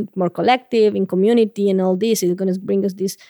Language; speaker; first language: English; non-native, fluent; Spanish